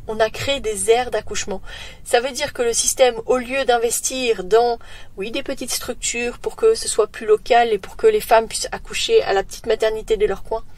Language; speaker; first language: French; native; French